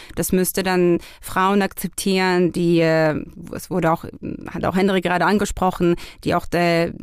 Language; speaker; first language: German; non-native, fluent; Hebrew